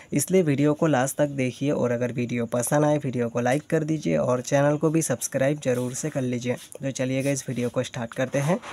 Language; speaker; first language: Hindi; native; Hindi